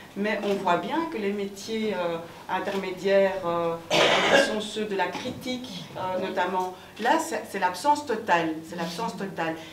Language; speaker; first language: French; native; French